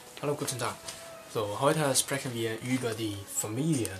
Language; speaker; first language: German; non-native, learner; Cantonese